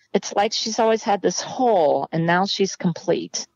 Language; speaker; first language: English; native; English